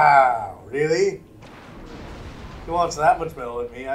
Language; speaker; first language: English; native; English